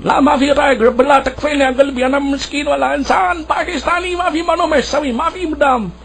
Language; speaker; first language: Arabic; non-native, learner; Urdu